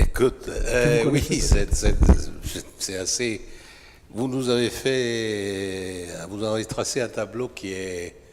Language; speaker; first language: French; non-native, fluent; Italian